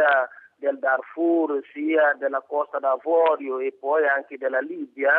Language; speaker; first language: Italian; non-native, fluent; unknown